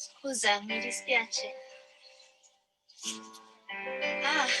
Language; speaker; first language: Italian; non-native, learner; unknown